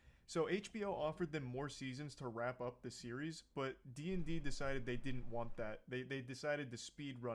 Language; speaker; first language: English; native; English